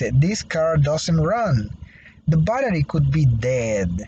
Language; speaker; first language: English; non-native, fluent; Spanish